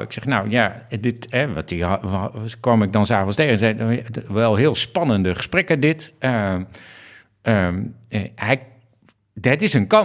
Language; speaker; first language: Dutch; native; Dutch